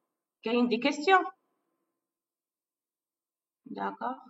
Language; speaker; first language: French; non-native, local second language; Arabic